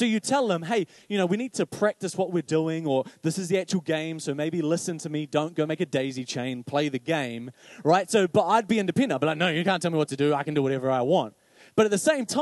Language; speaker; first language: English; native; English